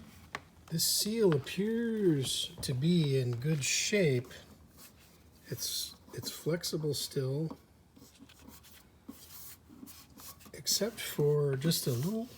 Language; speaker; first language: English; native; English